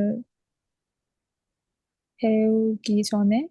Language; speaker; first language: Korean; non-native, learner; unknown